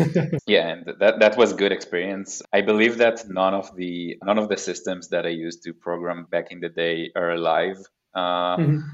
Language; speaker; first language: English; non-native, fluent; Hebrew